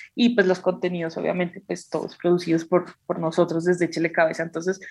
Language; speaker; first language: Spanish; native; Spanish